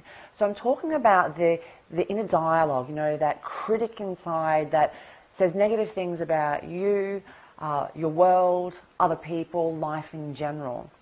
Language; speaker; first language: English; native; English